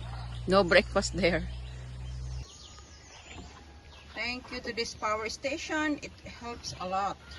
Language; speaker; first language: English; non-native, fluent; Filipino